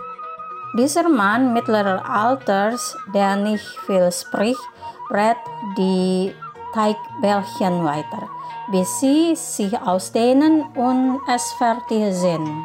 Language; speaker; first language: German; non-native, fluent; Indonesian